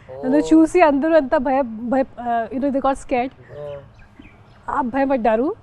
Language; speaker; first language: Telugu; non-native, local second language; Hindi